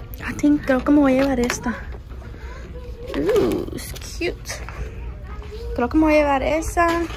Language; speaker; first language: Spanish; early bilingual, heritage; Spanish